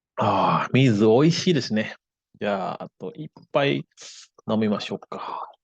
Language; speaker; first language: Japanese; non-native, fluent; Indonesian